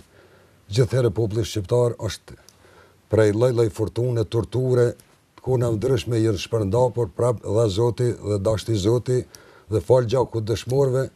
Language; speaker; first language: Albanian; native; Albanian